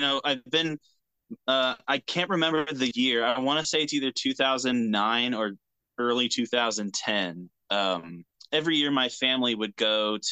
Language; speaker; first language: English; native; English